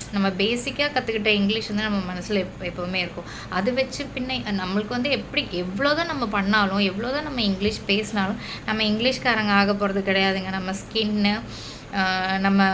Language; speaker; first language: Tamil; non-native, local second language; Malayalam